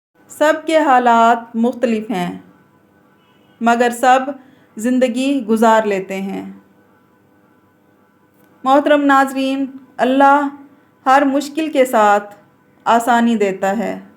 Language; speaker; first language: Urdu; native; Urdu